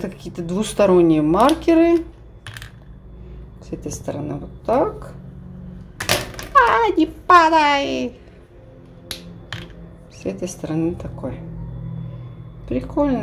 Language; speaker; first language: Russian; native; Russian